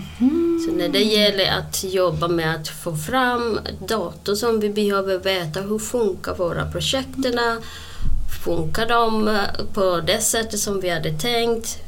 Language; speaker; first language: Swedish; non-native, fluent; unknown